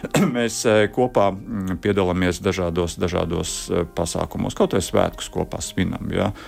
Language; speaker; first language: Latvian; native; Latvian